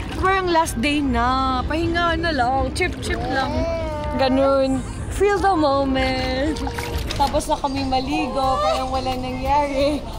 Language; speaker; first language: Filipino; non-native, local second language; Cebuano